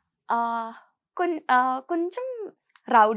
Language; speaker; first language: Telugu; non-native, learner; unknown